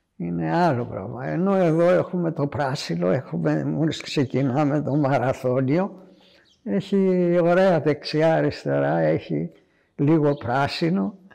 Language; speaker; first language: Greek; native; Greek